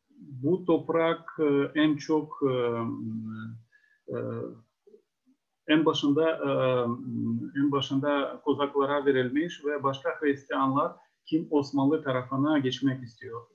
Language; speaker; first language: Turkish; non-native, fluent; Ukrainian